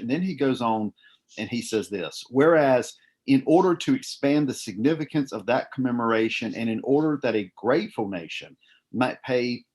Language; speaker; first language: English; native; English